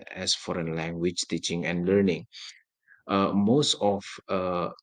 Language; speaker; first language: English; non-native, fluent; Indonesian